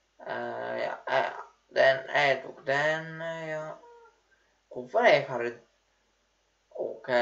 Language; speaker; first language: Norwegian; non-native, learner; Polish